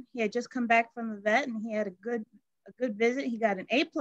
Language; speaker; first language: English; native; English